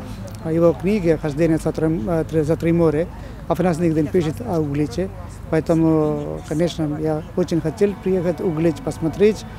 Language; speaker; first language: Russian; non-native, fluent; Malayalam